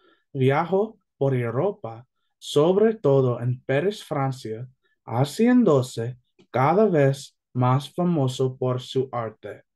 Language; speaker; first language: Spanish; non-native, learner; English